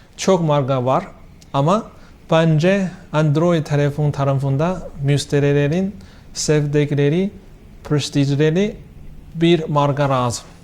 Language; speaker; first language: Turkish; non-native, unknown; Chinese